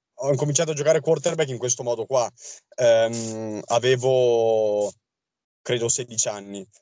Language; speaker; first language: Italian; non-native, fluent; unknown